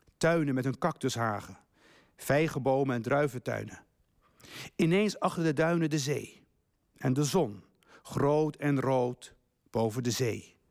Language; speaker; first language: Dutch; early bilingual, other home language; Riffian